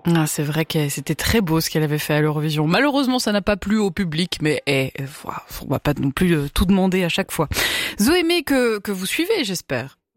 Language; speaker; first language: French; native; French